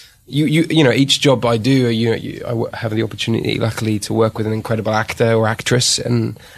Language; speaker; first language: English; native; English